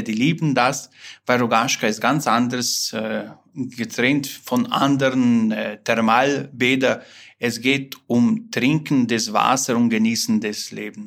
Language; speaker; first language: German; non-native, fluent; Slovenian